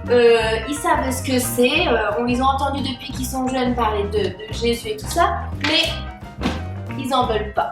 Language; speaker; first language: French; native; French